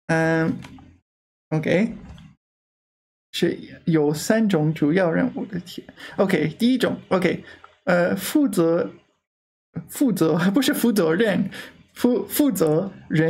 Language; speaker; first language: Chinese; non-native, learner; English